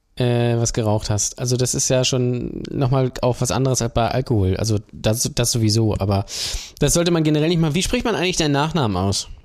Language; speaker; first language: German; native; German